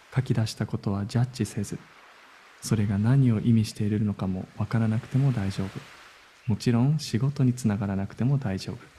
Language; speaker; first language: Japanese; native; Japanese